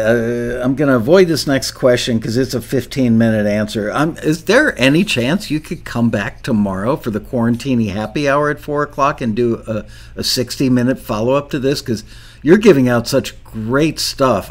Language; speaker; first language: English; native; English